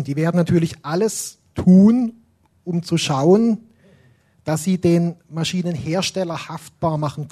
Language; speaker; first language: German; native; German